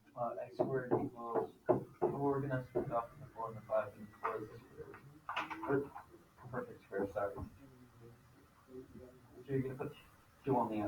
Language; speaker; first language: English; native; English